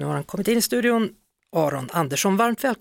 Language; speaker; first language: Swedish; native; Swedish